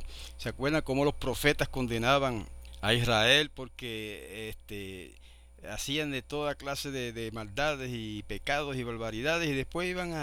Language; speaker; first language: Spanish; native; Spanish